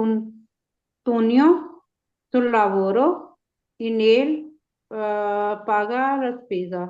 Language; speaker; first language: Italian; non-native, learner; Punjabi